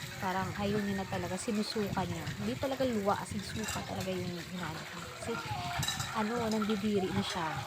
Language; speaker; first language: Filipino; non-native, local second language; Cebuano